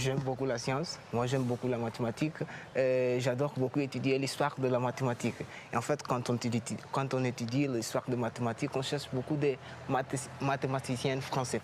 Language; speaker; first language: French; non-native, fluent; Portuguese